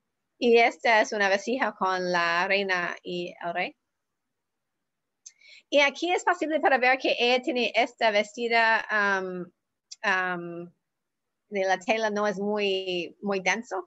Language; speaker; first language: Spanish; non-native, learner; English